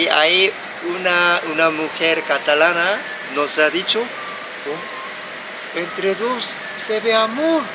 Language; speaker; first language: Spanish; non-native, fluent; Korean